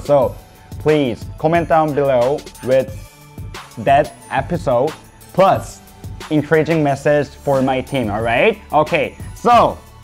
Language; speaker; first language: English; non-native, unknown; Korean